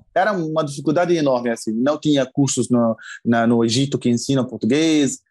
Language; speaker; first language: Portuguese; non-native, fluent; Arabic